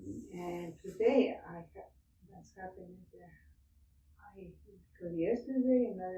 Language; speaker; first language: English; non-native, learner; Spanish